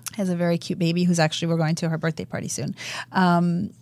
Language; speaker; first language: English; early bilingual, other home language; Romanian